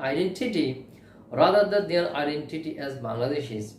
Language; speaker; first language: English; non-native, local second language; Bangla